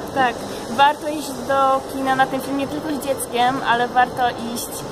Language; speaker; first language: Polish; native; Polish